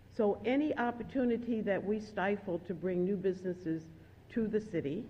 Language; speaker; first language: English; native; English